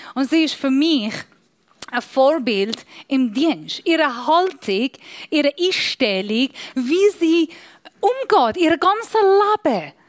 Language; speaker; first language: German; non-native, fluent; Persian